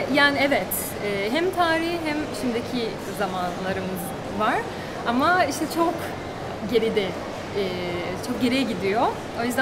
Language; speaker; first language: Turkish; non-native, fluent; Portuguese